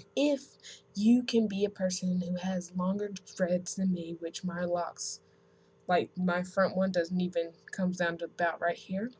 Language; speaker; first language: English; native; English